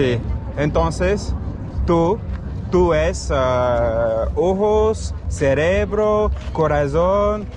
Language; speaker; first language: Spanish; non-native, learner; English